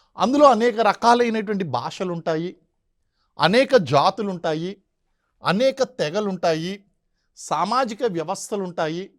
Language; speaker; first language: Telugu; native; Telugu